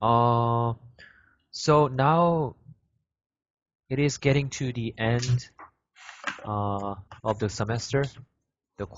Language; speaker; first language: English; non-native, learner; Korean